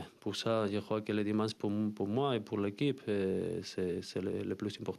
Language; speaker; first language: French; non-native, fluent; Spanish